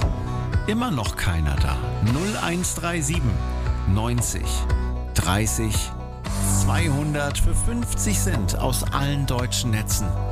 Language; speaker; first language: German; native; German